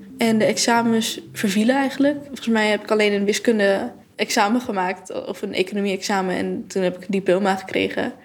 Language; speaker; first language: Dutch; native; Dutch